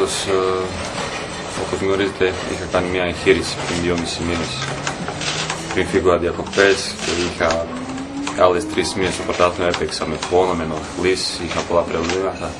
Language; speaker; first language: Greek; non-native, fluent; Croatian